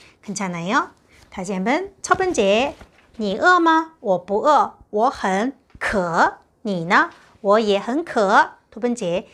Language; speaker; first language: Korean; non-native, fluent; Chinese